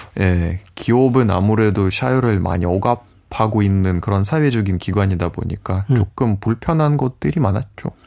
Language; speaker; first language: Korean; non-native, fluent; Russian